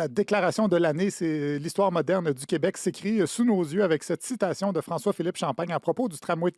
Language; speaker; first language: French; native; French